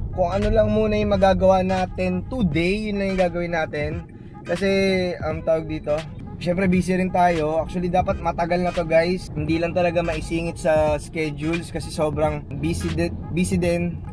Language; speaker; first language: Filipino; native; Filipino